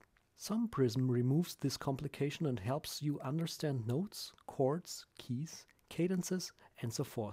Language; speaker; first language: English; non-native, fluent; German